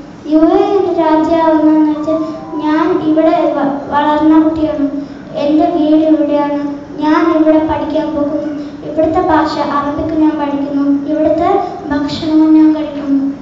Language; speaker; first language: Malayalam; early bilingual, heritage; Malayalam